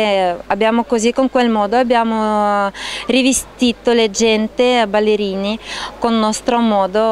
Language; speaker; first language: Italian; non-native, learner; Russian